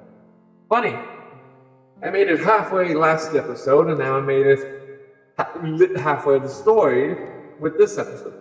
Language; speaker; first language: English; native; English